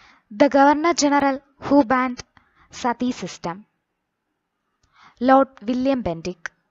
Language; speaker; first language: English; non-native, local second language; Malayalam